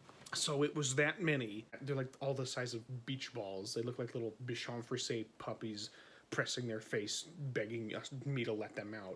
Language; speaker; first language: English; native; English